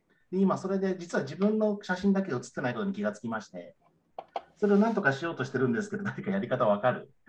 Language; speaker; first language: Japanese; native; Japanese